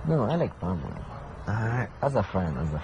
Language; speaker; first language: English; non-native, learner; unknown